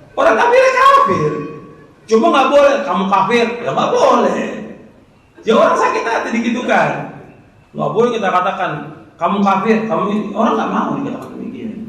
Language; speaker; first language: Indonesian; native; Indonesian